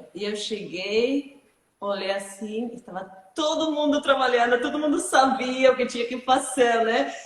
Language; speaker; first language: Portuguese; non-native, fluent; Spanish